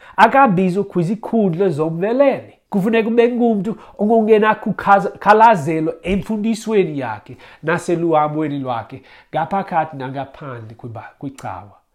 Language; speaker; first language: Xhosa; native; Xhosa